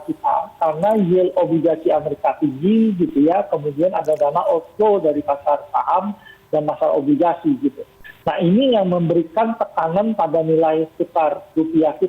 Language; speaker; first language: Indonesian; native; Indonesian